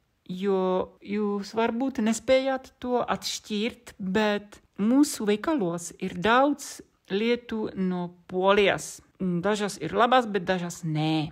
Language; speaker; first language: Latvian; non-native, fluent; Czech